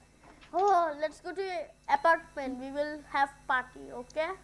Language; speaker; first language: English; non-native, learner; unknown